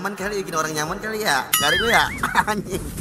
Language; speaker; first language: Indonesian; native; Indonesian